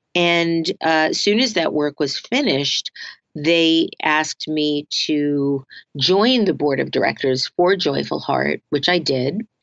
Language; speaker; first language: English; native; English